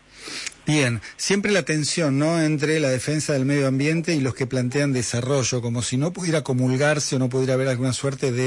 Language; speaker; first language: Spanish; native; Spanish